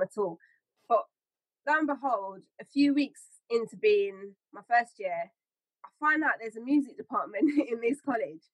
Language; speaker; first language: English; native; English